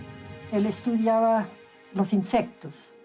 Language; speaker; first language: Spanish; non-native, fluent; German